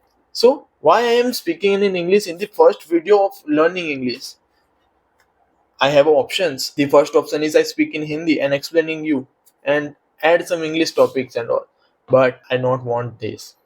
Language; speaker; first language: English; non-native, learner; Hindi